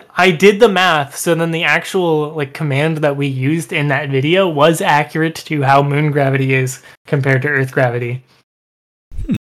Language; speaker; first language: English; native; English